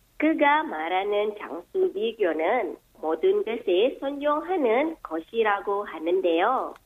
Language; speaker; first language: Korean; non-native, fluent; Indonesian